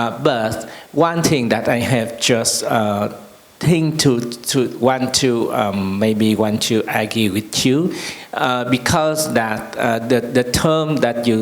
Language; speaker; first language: English; non-native, learner; Vietnamese